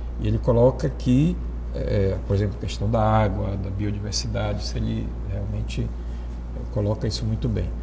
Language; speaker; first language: Portuguese; native; Portuguese